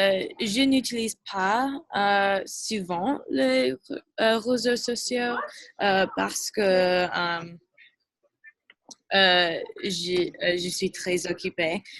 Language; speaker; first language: French; non-native, learner; English